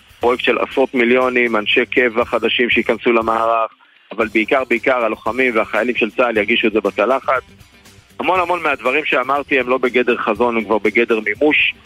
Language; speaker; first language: Hebrew; native; Hebrew